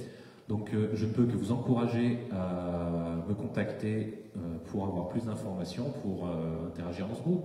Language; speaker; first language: French; native; French